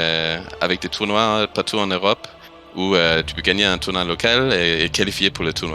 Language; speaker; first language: French; non-native, fluent; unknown